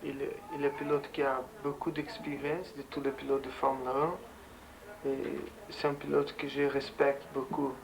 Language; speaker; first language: French; non-native, learner; Portuguese